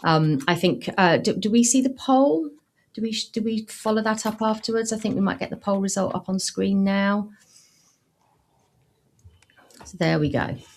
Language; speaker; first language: English; native; English